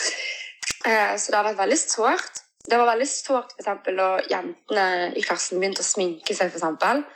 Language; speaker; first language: Norwegian; early bilingual, other home language; Portuguese